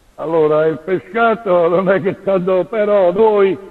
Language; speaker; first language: Italian; native; Italian